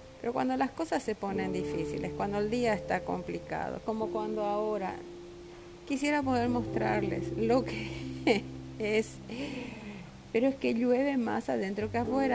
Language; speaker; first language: Spanish; native; Spanish